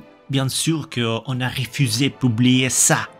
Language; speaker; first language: French; non-native, learner; Russian